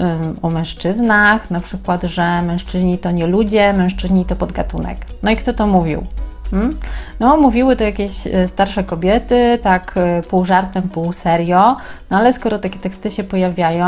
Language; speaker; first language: Polish; native; Polish